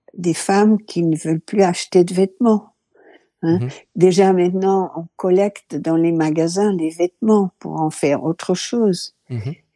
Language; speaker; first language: French; non-native, fluent; Dutch